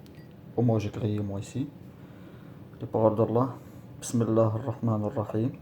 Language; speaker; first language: French; non-native, learner; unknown